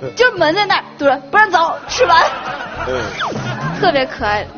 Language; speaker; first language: Chinese; native; Chinese